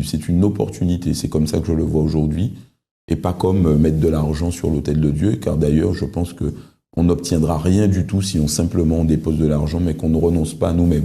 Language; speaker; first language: French; native; French